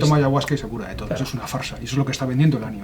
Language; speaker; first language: Spanish; native; Spanish